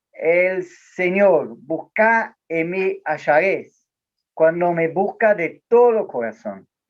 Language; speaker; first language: Spanish; non-native, learner; Portuguese